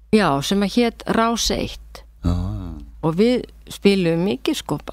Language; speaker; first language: Icelandic; native; Icelandic